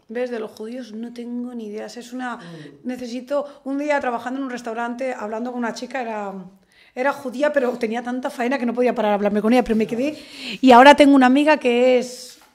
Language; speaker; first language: Spanish; native; Spanish